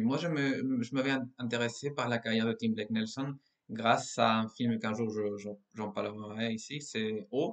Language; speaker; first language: French; non-native, fluent; Spanish